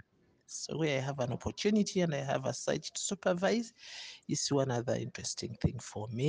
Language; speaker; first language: English; non-native, local second language; Ganda